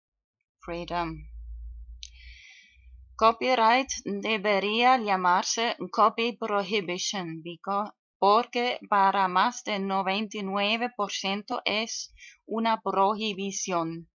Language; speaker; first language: Spanish; non-native, fluent; German